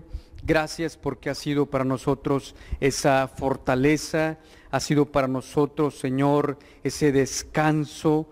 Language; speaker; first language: Spanish; native; Spanish